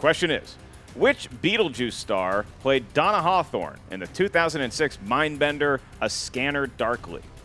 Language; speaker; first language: English; native; English